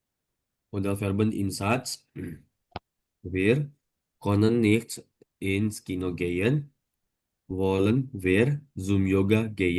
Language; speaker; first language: German; non-native, learner; Indonesian